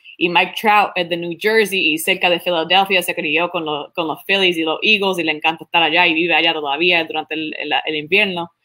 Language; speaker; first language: Spanish; early bilingual, heritage; Spanish